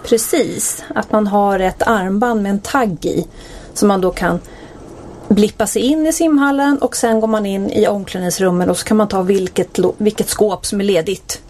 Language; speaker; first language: Swedish; native; Swedish